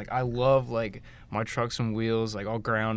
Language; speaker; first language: English; native; English